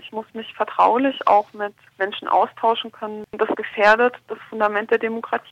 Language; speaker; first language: German; native; German